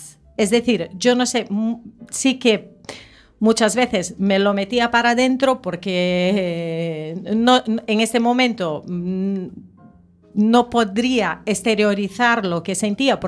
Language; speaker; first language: Spanish; native; Spanish